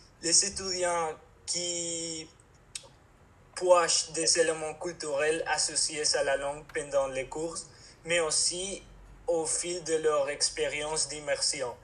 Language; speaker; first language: French; non-native, learner; Spanish